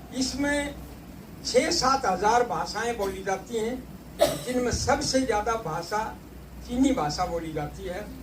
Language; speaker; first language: Hindi; native; Hindi